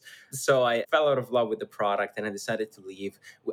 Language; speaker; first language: English; non-native, fluent; Italian